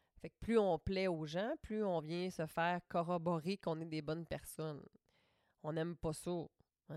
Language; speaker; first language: French; native; French